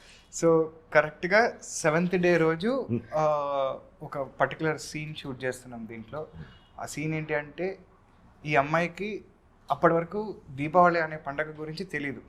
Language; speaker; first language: Telugu; native; Telugu